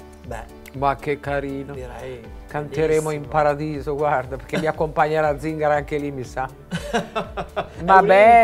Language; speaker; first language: Italian; native; Italian